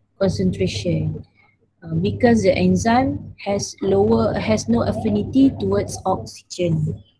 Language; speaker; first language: English; non-native, local second language; Malay